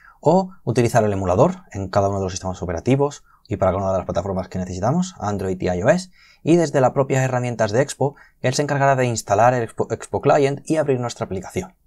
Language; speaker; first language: Spanish; native; Spanish